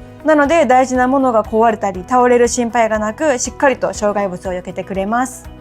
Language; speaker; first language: Japanese; native; Japanese